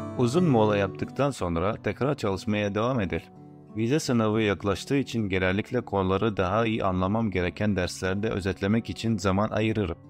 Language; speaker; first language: Turkish; non-native, fluent; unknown